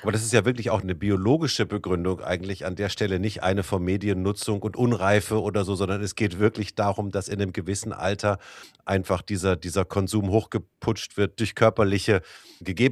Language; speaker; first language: German; native; German